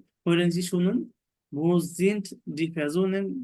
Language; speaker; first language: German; non-native, fluent; Bangla